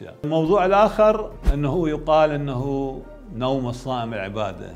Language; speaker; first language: Arabic; native; Arabic